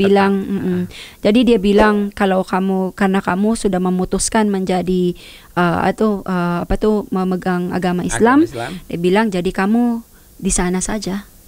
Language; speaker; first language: Indonesian; non-native, learner; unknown